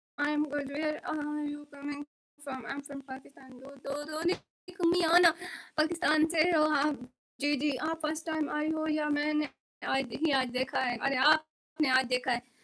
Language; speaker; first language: Urdu; non-native, local second language; Punjabi